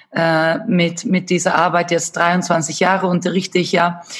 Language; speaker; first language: German; non-native, fluent; Swedish